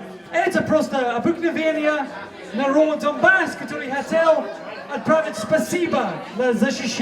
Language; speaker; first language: Russian; non-native, learner; English